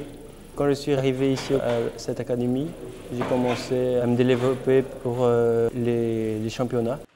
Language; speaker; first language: French; early bilingual, other home language; Portuguese